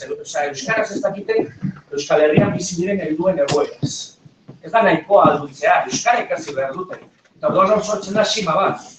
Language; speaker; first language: Basque; non-native, local second language; Spanish